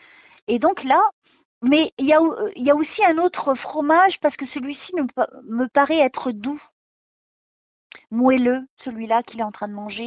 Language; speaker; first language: French; native; French